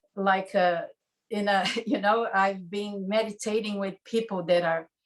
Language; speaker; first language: English; non-native, fluent; Portuguese